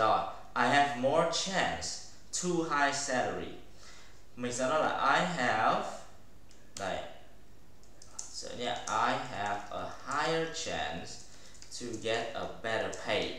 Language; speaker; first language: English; non-native, fluent; Vietnamese